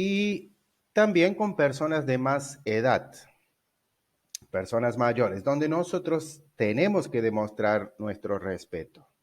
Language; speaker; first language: Spanish; non-native, fluent; Portuguese